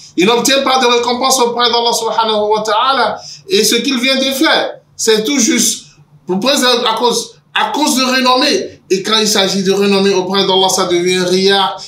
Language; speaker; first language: French; non-native, local second language; Yoruba